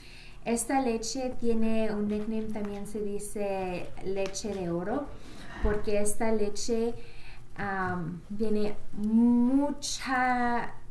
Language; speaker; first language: Spanish; early bilingual, heritage; Spanish